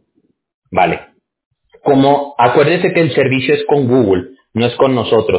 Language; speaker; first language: Spanish; native; Spanish